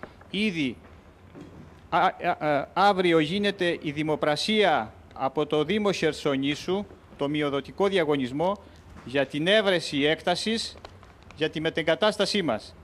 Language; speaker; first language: Greek; native; Greek